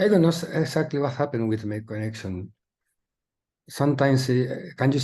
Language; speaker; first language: English; non-native, learner; Spanish